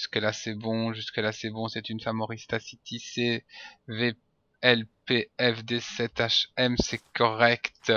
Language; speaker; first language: French; native; French